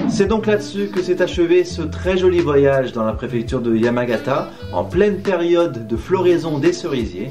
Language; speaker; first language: French; native; French